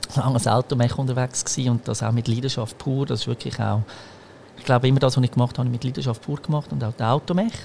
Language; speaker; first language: German; early bilingual, other home language; Croatian